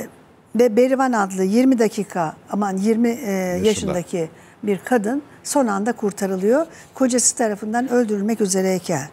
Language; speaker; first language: Turkish; native; Turkish